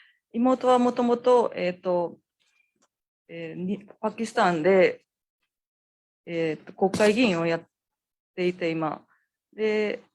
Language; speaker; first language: Japanese; non-native, fluent; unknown